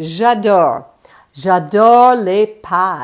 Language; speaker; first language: French; non-native, fluent; English